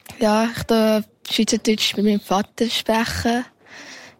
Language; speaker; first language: German; early bilingual, heritage; German